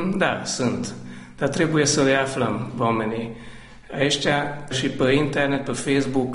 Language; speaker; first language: Romanian; non-native, local second language; Hungarian